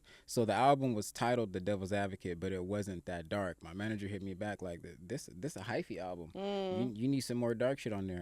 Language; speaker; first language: English; native; English